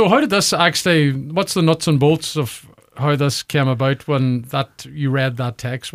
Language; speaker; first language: English; native; English